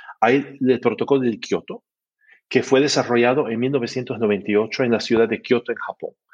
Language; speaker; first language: Spanish; early bilingual, heritage; Spanish